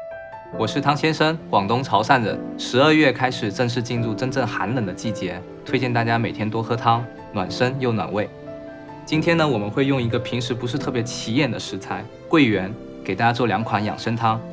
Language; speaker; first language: Chinese; native; Chinese